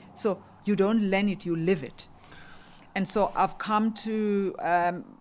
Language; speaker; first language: English; non-native, local second language; Xhosa